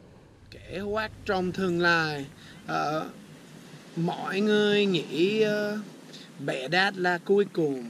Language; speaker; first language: Vietnamese; non-native, learner; English